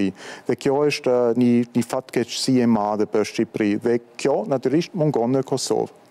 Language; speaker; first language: Albanian; non-native, fluent; German